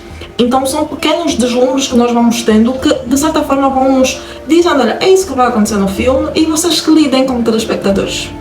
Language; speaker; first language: Portuguese; native; Portuguese